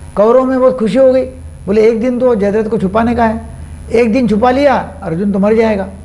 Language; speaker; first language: Hindi; non-native, local second language; Marathi